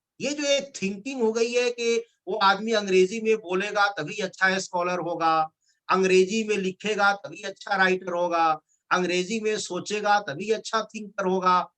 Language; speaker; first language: Hindi; non-native, local second language; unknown